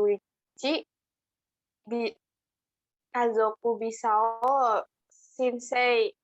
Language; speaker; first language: Japanese; non-native, learner; Indonesian